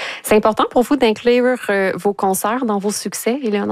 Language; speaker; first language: French; native; French